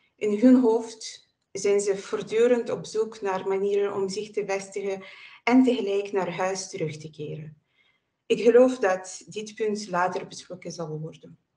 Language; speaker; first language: Dutch; non-native, fluent; Ukrainian